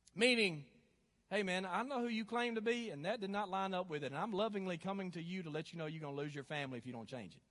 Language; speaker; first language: English; native; English